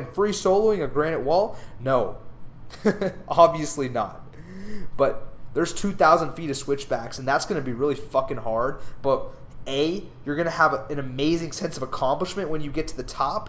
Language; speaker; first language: English; native; English